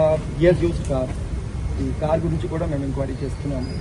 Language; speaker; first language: Telugu; non-native, learner; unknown